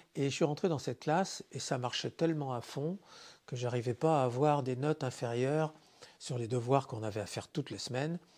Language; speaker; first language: French; native; French